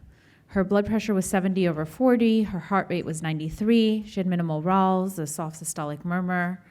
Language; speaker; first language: English; native; English